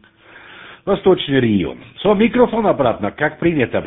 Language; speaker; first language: Russian; non-native, learner; German